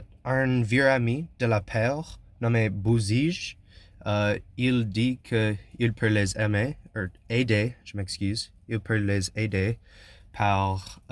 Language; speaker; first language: French; non-native, learner; English